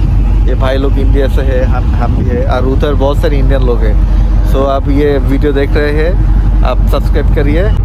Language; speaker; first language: Hindi; non-native, learner; Bangla